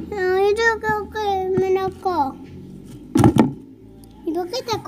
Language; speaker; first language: Spanish; native; Spanish